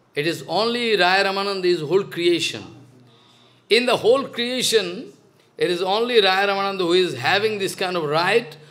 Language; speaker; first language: English; non-native, local second language; Bangla